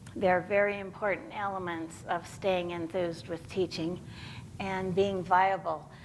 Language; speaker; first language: English; native; English